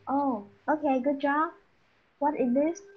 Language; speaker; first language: English; non-native, fluent; Vietnamese